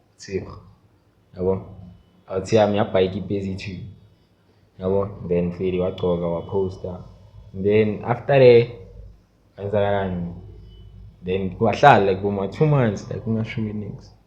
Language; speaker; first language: Zulu; native; Zulu